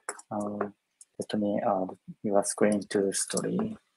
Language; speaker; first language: English; non-native, fluent; Japanese